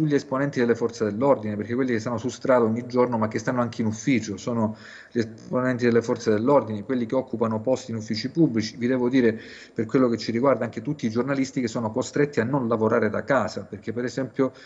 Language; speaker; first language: Italian; native; Italian